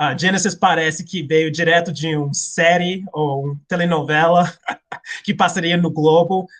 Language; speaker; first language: Portuguese; non-native, fluent; English